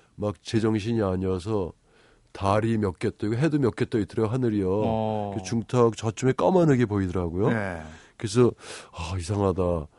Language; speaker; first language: Korean; native; Korean